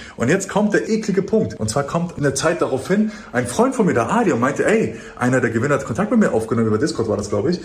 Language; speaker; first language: German; early bilingual, other home language; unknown